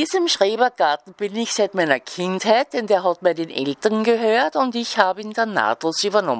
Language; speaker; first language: German; native; German